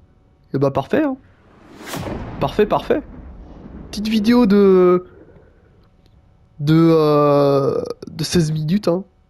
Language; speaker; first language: French; native; French